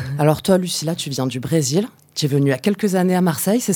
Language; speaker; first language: French; native; French